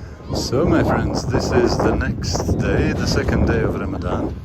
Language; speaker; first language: English; non-native, fluent; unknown